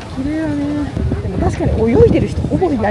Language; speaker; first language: Japanese; native; Japanese